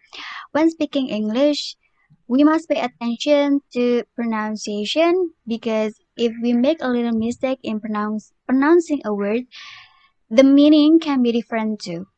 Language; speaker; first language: English; non-native, learner; Indonesian